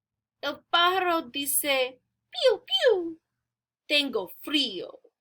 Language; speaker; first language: Spanish; non-native, learner; English